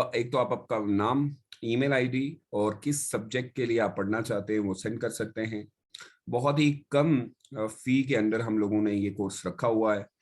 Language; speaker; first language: Hindi; native; Hindi